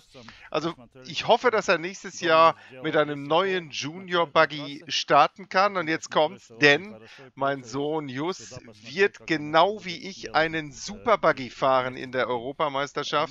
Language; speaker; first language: German; native; German